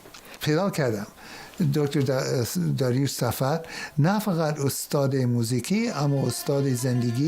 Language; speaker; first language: Persian; non-native, fluent; English